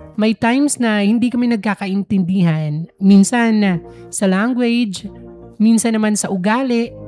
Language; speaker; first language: Filipino; non-native, local second language; Waray